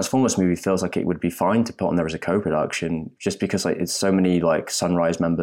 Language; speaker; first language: English; native; English